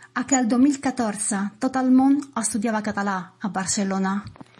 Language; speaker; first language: Catalan; non-native, fluent; Italian